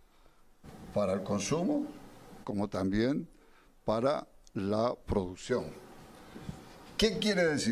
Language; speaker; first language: Spanish; native; Spanish